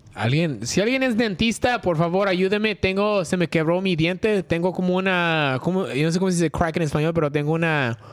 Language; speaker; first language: Spanish; early bilingual, heritage; Spanish